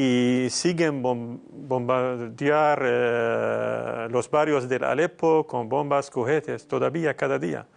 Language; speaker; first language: Spanish; non-native, fluent; Arabic